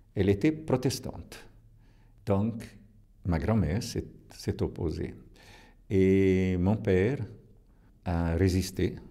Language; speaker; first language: French; non-native, local second language; Italian